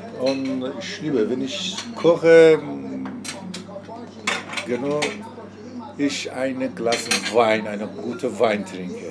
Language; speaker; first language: German; non-native, learner; Persian